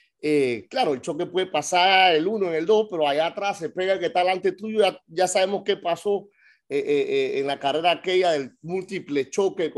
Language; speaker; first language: Spanish; native; Spanish